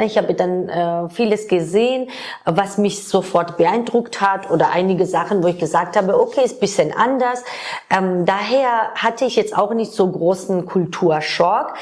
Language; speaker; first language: German; non-native, fluent; Georgian